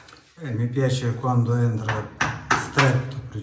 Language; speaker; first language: Italian; non-native, learner; Russian